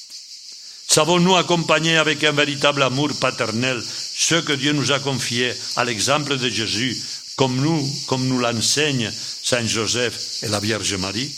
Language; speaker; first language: French; non-native, fluent; Spanish